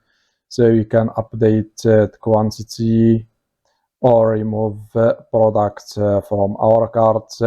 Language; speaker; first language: English; non-native, fluent; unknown